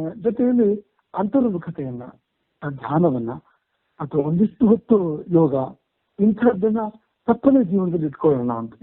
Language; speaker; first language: Kannada; native; Kannada